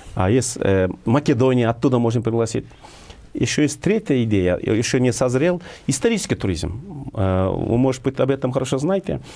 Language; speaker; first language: Russian; non-native, local second language; Kyrgyz